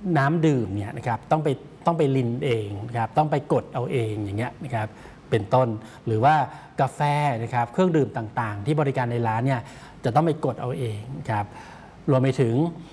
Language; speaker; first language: Thai; native; Thai